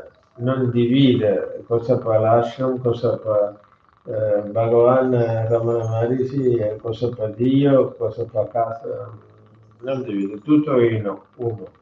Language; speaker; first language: Italian; non-native, learner; Hindi